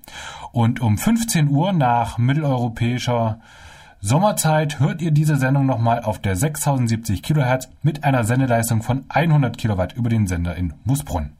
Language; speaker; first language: German; native; German